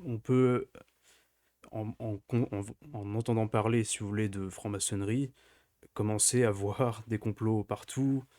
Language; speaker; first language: French; native; French